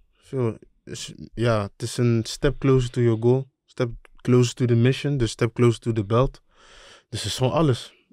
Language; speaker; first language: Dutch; early bilingual, other home language; Akan